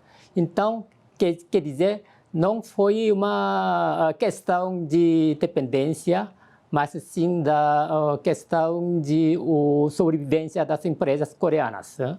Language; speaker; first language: Portuguese; non-native, fluent; Korean